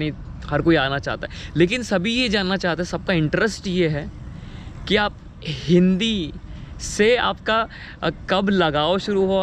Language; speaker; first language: Hindi; native; Hindi